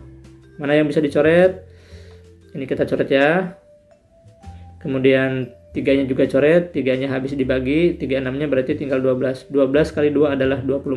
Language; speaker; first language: Indonesian; native; Indonesian